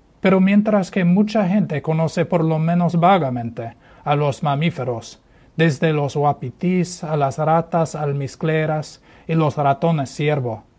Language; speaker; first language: Spanish; non-native, fluent; English